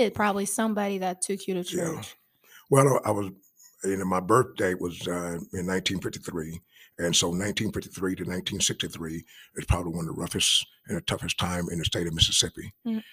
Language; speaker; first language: English; native; English